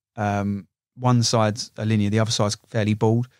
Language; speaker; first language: English; native; English